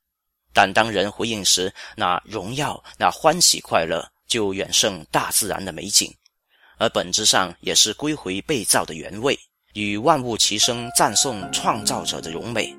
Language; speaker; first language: Chinese; native; Chinese